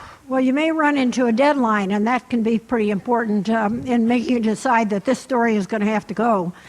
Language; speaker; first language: English; native; English